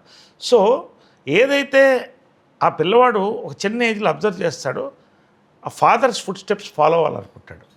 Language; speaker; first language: Telugu; native; Telugu